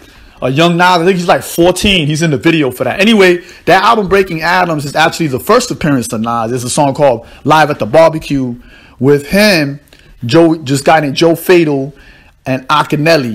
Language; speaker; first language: English; native; English